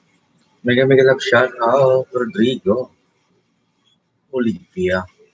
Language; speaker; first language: English; non-native, local second language; Filipino